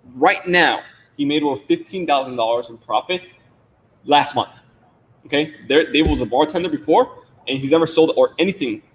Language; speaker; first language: English; non-native, fluent; Spanish